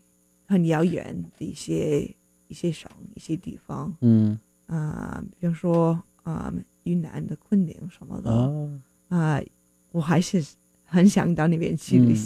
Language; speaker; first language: Chinese; non-native, fluent; English